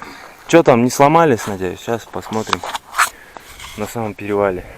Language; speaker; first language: Russian; native; Russian